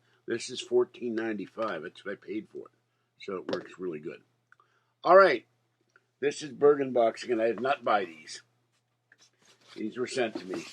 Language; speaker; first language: English; native; English